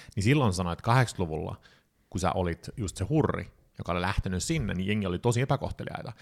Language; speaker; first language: Finnish; early bilingual, heritage; Finnish